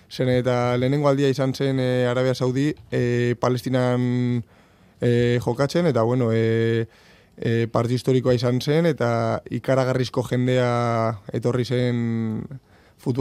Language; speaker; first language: Basque; non-native, local second language; Spanish